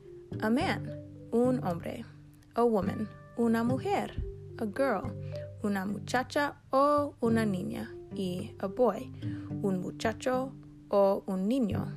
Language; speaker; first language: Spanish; non-native, learner; English